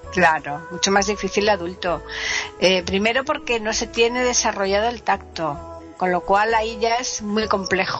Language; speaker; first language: Spanish; native; Spanish